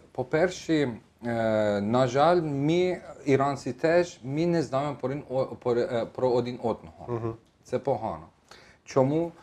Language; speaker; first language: Ukrainian; non-native, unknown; Persian